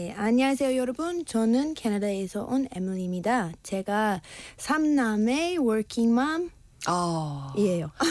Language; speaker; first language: Korean; non-native, learner; English